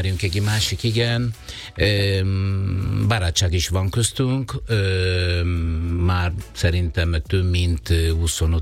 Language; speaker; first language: Hungarian; non-native, fluent; Italian